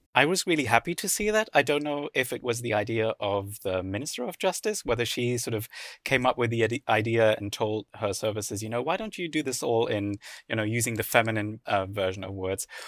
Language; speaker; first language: English; non-native, fluent; German